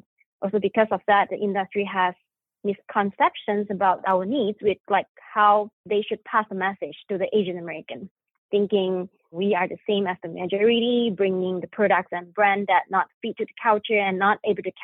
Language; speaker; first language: English; non-native, local second language; Chinese